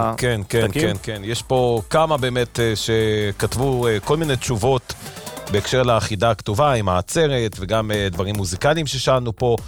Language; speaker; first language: Hebrew; native; Hebrew